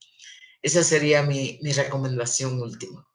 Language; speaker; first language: Portuguese; non-native, learner; Spanish